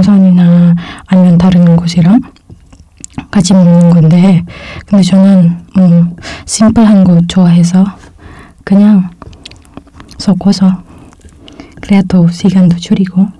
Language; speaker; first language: Korean; non-native, fluent; Indonesian